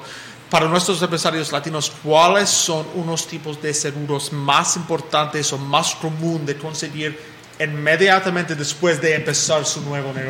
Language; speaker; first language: Spanish; non-native, fluent; English